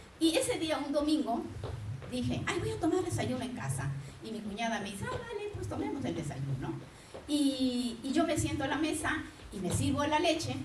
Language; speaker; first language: Spanish; native; Spanish